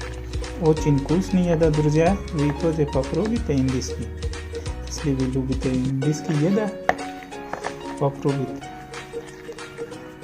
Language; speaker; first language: Russian; non-native, learner; Hindi